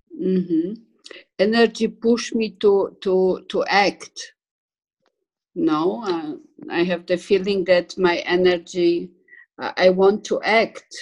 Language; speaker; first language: English; non-native, fluent; Polish